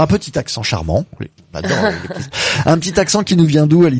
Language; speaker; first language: French; native; French